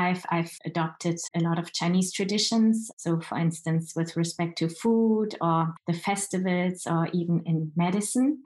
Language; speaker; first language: English; non-native, fluent; Chinese